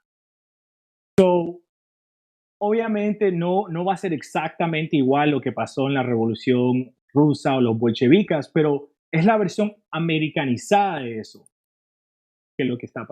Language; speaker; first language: Spanish; early bilingual, heritage; Spanish